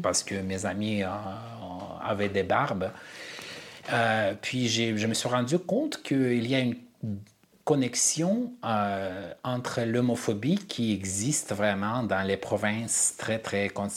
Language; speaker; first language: French; non-native, fluent; Armenian